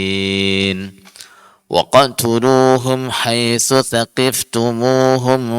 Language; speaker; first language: Arabic; non-native, fluent; Indonesian